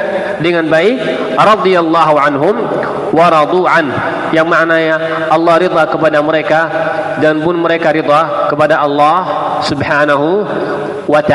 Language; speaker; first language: Indonesian; non-native, fluent; Arabic